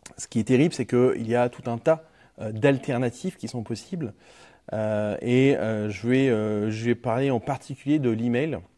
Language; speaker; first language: French; native; French